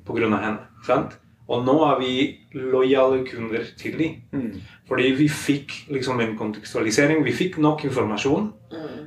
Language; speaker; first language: Norwegian; non-native, fluent; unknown